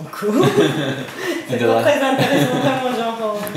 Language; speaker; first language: French; non-native, fluent; Turkish